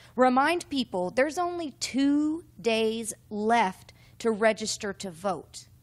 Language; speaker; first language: English; native; English